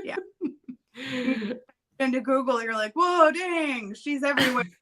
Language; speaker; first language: English; native; English